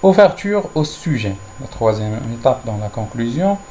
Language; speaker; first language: French; non-native, local second language; Arabic